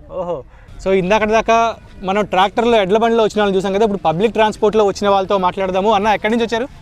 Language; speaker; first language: Telugu; native; Telugu